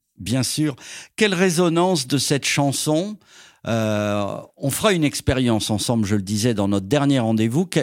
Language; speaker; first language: French; native; French